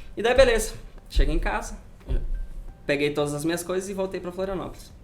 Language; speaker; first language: Portuguese; native; Portuguese